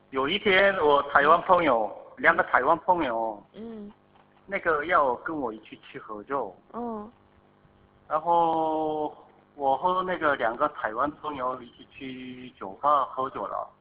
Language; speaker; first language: Chinese; non-native, fluent; Korean